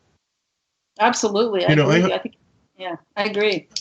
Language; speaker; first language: English; native; English